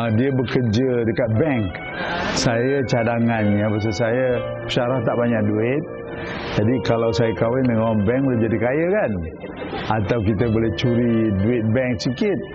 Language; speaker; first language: Malay; native; Malay